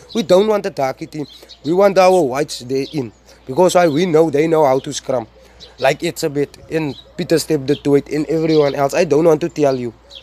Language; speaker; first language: English; non-native, local second language; Afrikaans